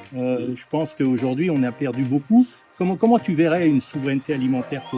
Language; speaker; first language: French; native; French